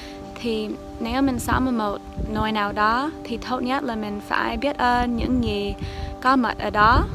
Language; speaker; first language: Vietnamese; non-native, fluent; English